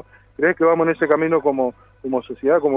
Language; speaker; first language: Spanish; native; Spanish